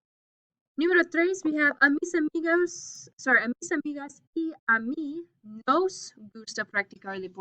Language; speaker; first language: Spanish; non-native, fluent; English